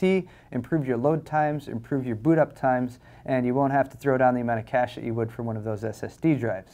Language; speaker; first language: English; native; English